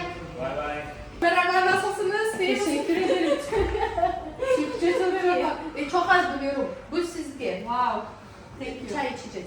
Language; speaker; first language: Turkish; non-native, learner; Russian